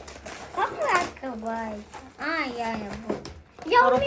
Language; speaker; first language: Russian; non-native, local second language; Kazakh